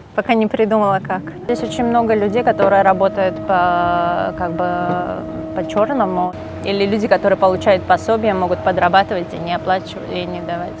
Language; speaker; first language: Russian; native; Russian